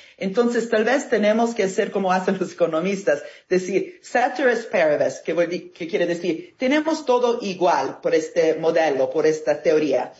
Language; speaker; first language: Spanish; non-native, fluent; Italian